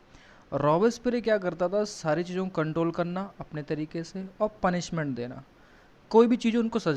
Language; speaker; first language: Hindi; native; Hindi